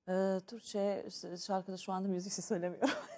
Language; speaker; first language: Turkish; non-native, learner; Serbian